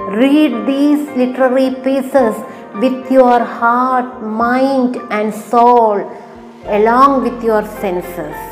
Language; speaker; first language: English; non-native, local second language; Malayalam